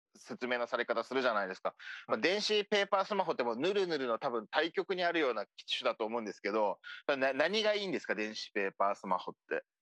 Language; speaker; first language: Japanese; native; Japanese